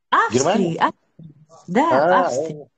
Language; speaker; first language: Russian; non-native, local second language; Chechen